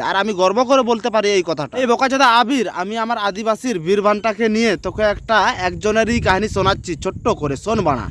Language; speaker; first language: Bangla; non-native, local second language; Santali